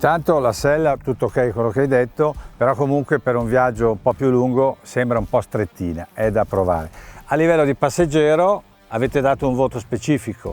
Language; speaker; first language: Italian; native; Italian